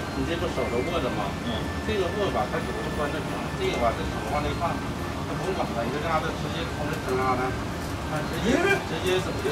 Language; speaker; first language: Chinese; native; Chinese